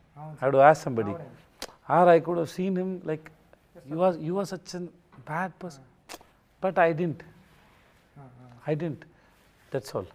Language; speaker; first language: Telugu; non-native, learner; Tamil